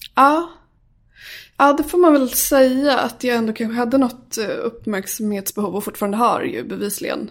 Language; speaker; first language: Swedish; native; Swedish